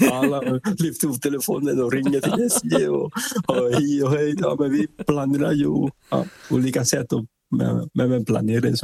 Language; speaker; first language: Swedish; non-native, fluent; Vietnamese